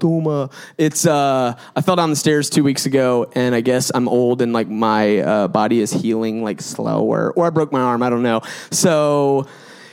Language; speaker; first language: English; native; English